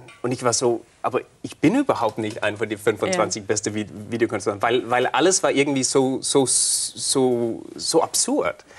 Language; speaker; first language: German; non-native, fluent; Danish